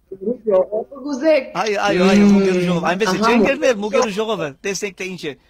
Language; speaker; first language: Armenian; early bilingual, heritage; Armenian